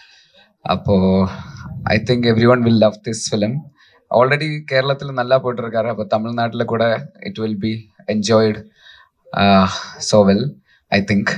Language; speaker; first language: Tamil; non-native, local second language; Malayalam